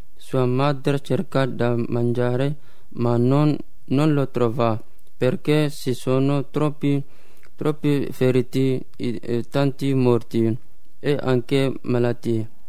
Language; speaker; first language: Italian; non-native, learner; Bambara